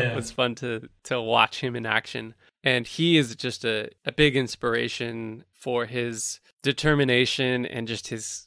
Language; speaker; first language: English; native; English